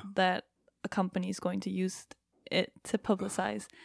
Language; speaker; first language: English; non-native, fluent; Japanese